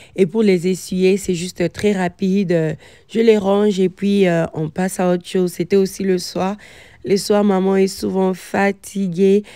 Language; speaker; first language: French; non-native, local second language; Lingala